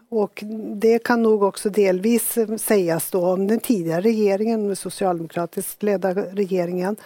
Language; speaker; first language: Swedish; native; Swedish